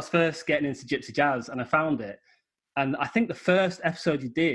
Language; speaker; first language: English; native; English